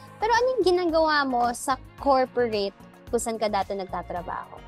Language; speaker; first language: Filipino; native; Filipino